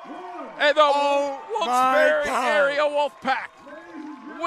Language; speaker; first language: English; native; English